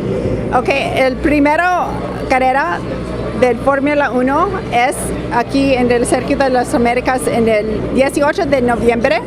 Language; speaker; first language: Spanish; non-native, learner; English